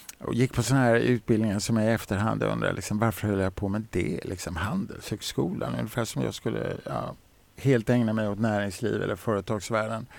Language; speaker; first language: Swedish; native; Swedish